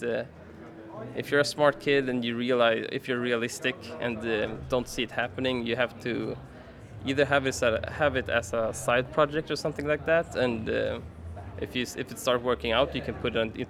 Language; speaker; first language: English; non-native, fluent; Swedish